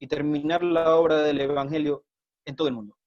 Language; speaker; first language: Spanish; native; Spanish